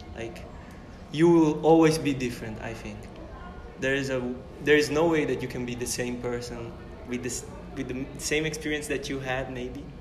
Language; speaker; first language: English; non-native, fluent; Italian